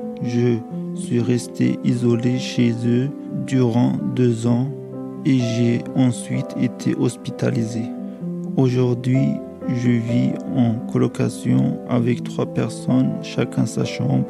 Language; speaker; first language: French; early bilingual, other home language; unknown